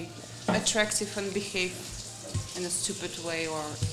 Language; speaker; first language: English; non-native, fluent; Russian